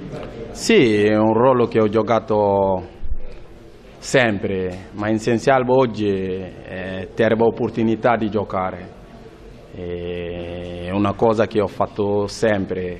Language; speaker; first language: Italian; non-native, learner; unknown